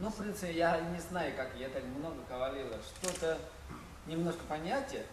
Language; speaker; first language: Russian; non-native, learner; Chinese